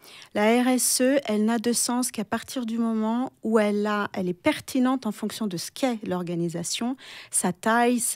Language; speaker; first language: French; native; French